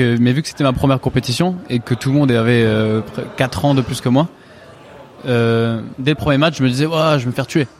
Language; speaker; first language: French; early bilingual, other home language; Bulgarian